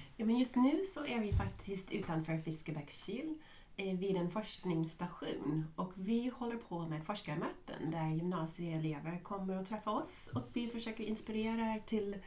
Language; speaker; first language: Swedish; non-native, fluent; English